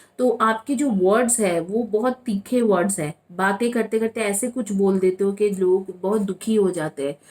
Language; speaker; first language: Hindi; non-native, local second language; Bangla